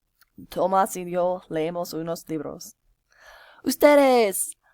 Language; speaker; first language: Spanish; non-native, fluent; English